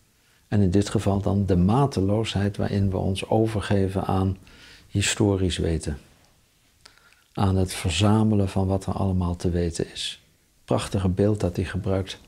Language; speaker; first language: Dutch; native; Dutch